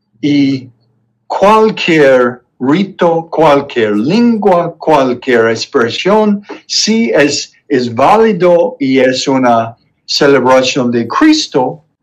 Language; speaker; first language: Spanish; non-native, fluent; English